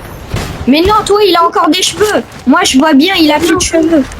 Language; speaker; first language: French; native; French